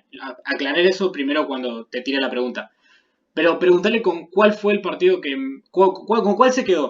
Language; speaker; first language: Spanish; native; Spanish